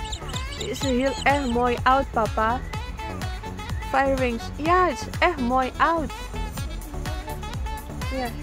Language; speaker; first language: Dutch; non-native, learner; Indonesian